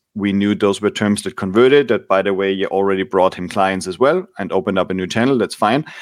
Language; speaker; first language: English; non-native, fluent; German